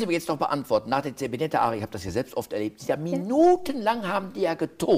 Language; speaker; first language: German; native; German